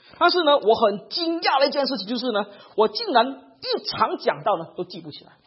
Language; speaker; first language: Chinese; native; Chinese